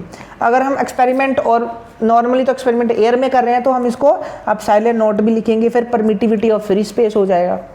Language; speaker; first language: Hindi; non-native, local second language; Punjabi